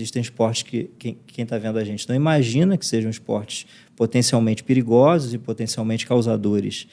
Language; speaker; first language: Portuguese; native; Portuguese